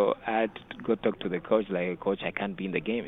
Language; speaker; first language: English; non-native, local second language; Ganda